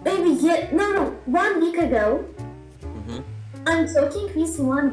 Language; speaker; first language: English; non-native, learner; Russian